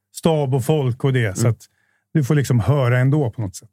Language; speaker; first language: Swedish; native; Swedish